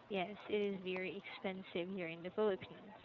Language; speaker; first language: English; non-native, local second language; Filipino